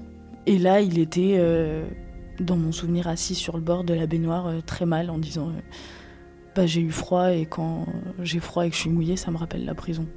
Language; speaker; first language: French; native; French